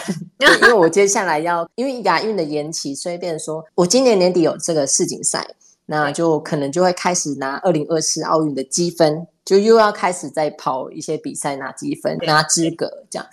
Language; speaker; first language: Chinese; native; Chinese